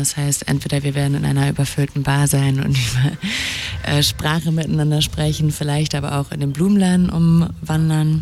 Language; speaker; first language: German; native; German